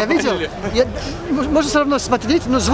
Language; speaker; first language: Russian; early bilingual, heritage; Russian